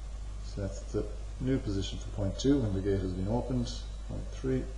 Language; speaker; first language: English; native; English